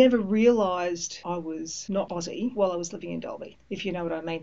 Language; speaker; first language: English; early bilingual, other home language; Greek